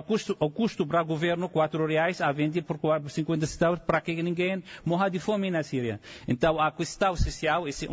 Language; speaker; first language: Portuguese; non-native, fluent; Arabic